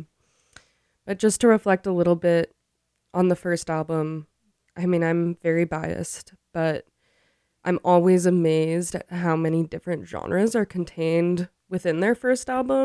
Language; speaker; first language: English; native; English